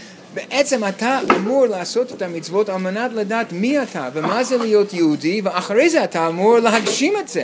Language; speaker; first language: Hebrew; non-native, fluent; English